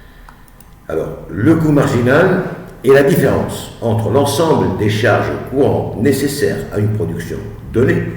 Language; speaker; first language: French; non-native, local second language; Arabic